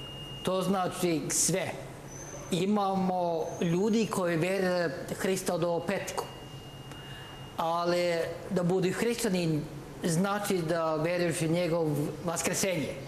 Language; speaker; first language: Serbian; non-native, learner; Norwegian